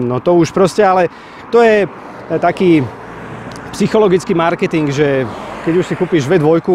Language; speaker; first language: Slovak; native; Slovak